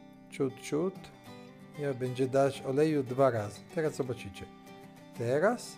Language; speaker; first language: Polish; non-native, fluent; Italian